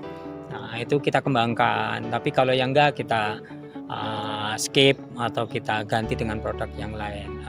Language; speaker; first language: Indonesian; native; Indonesian